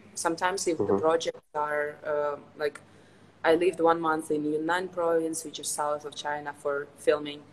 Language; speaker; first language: English; non-native, fluent; Ukrainian